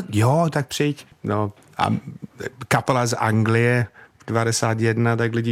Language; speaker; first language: Czech; non-native, learner; English